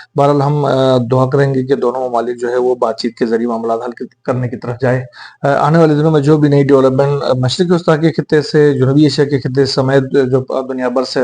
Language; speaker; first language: Urdu; native; Urdu